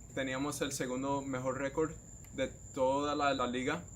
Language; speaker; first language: Spanish; native; Spanish